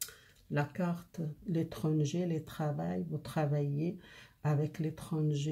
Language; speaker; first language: French; non-native, learner; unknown